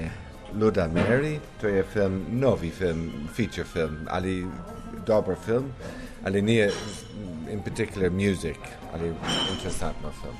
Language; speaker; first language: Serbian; non-native, learner; English